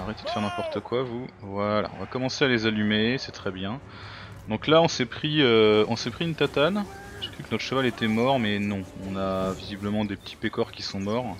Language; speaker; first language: French; native; French